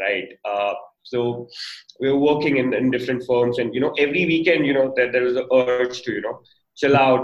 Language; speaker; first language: English; non-native, local second language; Hindi